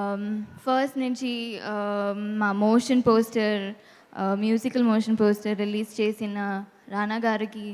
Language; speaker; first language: Telugu; non-native, local second language; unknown